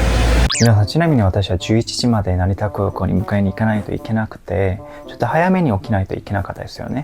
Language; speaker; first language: Japanese; non-native, fluent; Korean